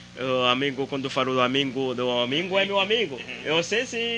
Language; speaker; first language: Portuguese; non-native, learner; Haitian Creole